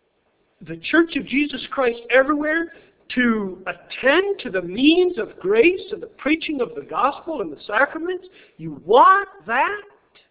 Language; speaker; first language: English; native; English